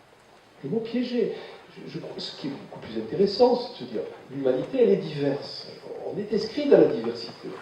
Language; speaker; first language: French; native; French